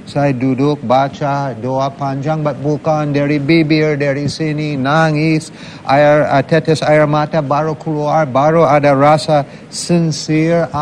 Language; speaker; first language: Indonesian; non-native, learner; English